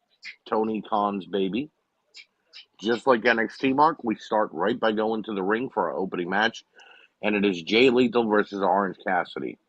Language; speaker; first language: English; native; English